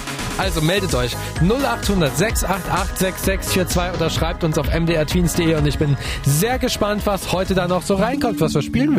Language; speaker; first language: German; native; German